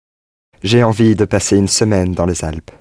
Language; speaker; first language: French; non-native, learner; English